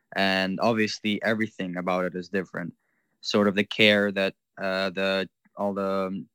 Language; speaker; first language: English; non-native, fluent; Ukrainian